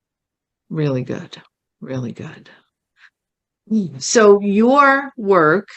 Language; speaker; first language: English; native; English